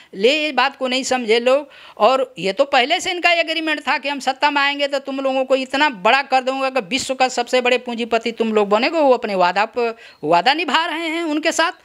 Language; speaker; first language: Hindi; native; Hindi